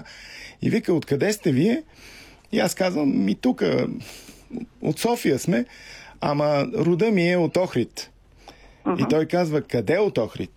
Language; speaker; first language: Bulgarian; native; Bulgarian